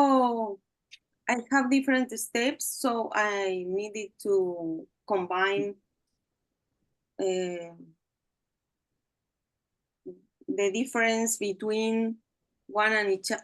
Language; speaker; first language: English; non-native, learner; Spanish